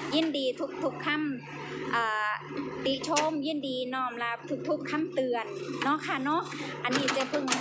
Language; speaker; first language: Thai; native; Thai